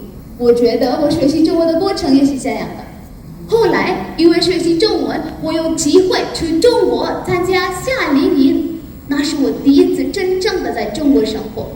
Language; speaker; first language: Chinese; non-native, learner; Hindi